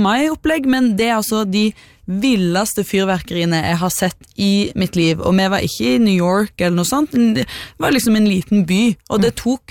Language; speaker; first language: Norwegian; native; Norwegian